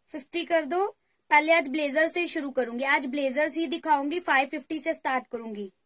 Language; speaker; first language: Hindi; native; Hindi